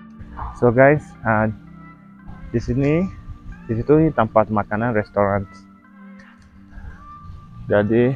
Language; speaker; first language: Indonesian; non-native, learner; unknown